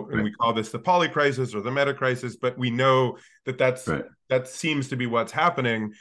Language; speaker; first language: English; native; English